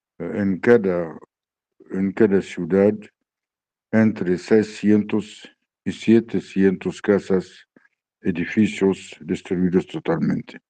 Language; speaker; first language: Spanish; non-native, learner; Arabic